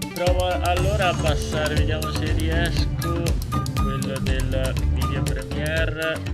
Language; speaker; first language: Italian; native; Italian